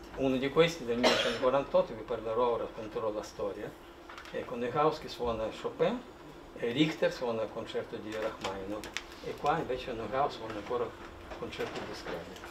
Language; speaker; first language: Italian; non-native, fluent; Russian